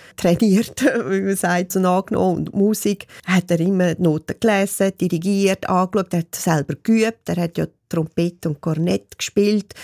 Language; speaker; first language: German; non-native, local second language; Romansh